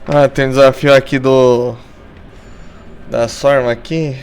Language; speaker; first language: Portuguese; native; Portuguese